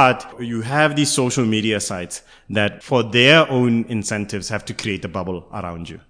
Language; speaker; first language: English; non-native, local second language; Tswana